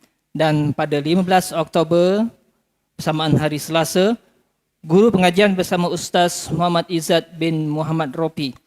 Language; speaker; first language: Malay; native; Malay